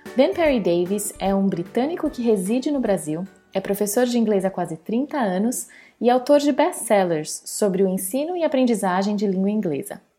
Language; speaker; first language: Portuguese; native; Portuguese